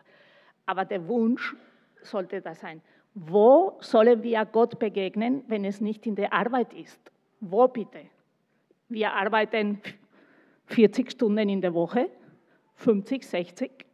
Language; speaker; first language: German; non-native, fluent; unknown